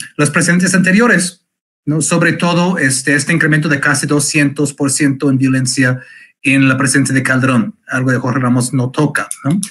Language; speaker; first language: Spanish; non-native, fluent; English